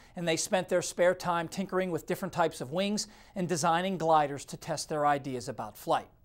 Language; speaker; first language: English; native; English